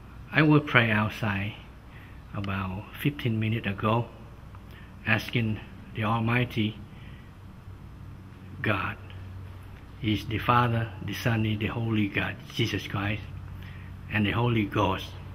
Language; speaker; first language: English; non-native, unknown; Vietnamese